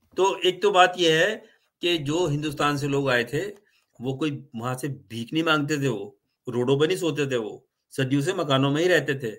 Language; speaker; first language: Urdu; native; Urdu